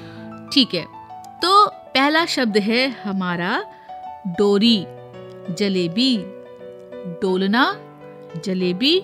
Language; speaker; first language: Hindi; native; Hindi